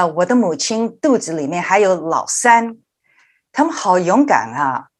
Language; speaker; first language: Chinese; early bilingual, heritage; Chinese